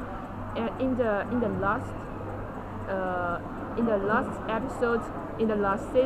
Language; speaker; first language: English; non-native, learner; Chinese